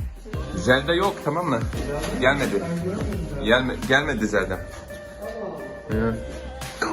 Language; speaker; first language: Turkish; non-native, learner; English